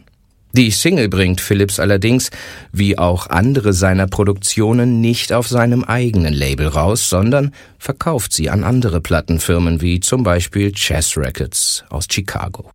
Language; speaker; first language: German; native; German